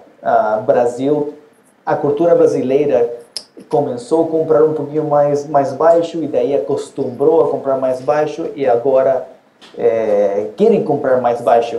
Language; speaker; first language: Portuguese; non-native, fluent; Spanish